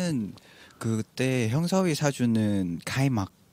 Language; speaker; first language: Korean; non-native, fluent; Vietnamese